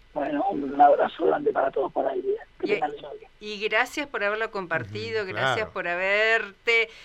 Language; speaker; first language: Spanish; native; Spanish